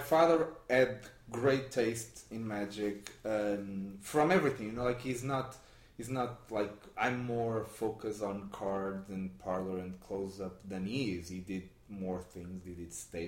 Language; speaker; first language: English; non-native, fluent; Portuguese